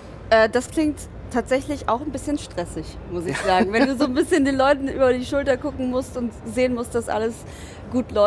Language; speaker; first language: German; native; German